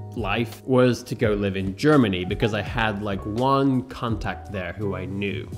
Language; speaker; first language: English; native; English